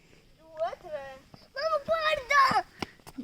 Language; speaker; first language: Italian; early bilingual, other home language; Russian